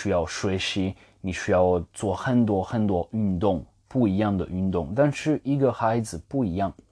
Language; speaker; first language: Chinese; non-native, fluent; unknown